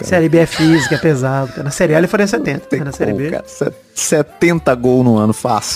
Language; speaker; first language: Portuguese; native; Portuguese